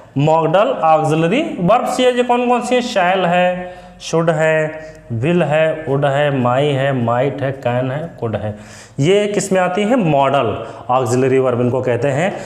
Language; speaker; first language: Hindi; native; Hindi